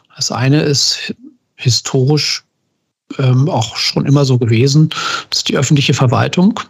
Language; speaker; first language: German; native; German